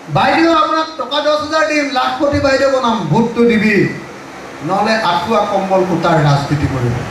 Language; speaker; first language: Assamese; native; Assamese